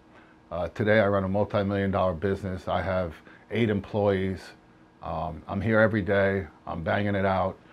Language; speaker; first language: English; native; English